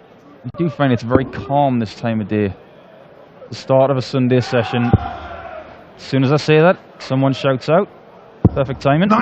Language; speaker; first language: English; native; English